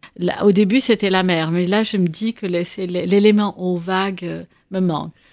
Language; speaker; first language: French; non-native, local second language; Arabic